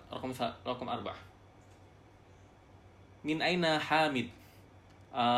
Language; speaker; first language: Arabic; non-native, fluent; Indonesian